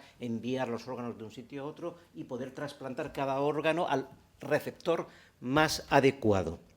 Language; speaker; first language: Spanish; native; Spanish